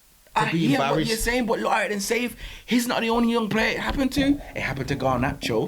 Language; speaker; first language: English; native; English